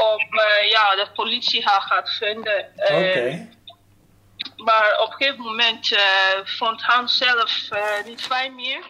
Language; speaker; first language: Dutch; non-native, fluent; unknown